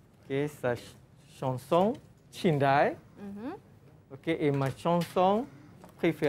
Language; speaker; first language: French; non-native, fluent; Malay